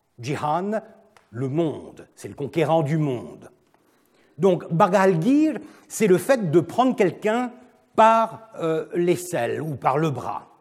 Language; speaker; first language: French; non-native, fluent; Turkish